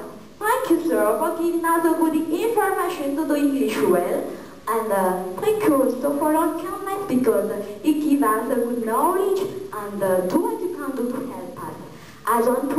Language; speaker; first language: English; non-native, learner; Malagasy